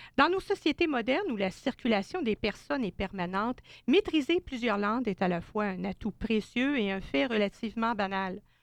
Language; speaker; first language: French; native; French